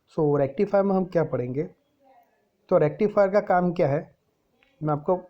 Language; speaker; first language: Hindi; non-native, local second language; Gujarati